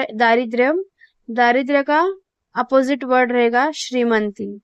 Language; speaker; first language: Hindi; non-native, local second language; Marathi